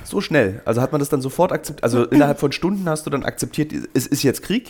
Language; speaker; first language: German; native; German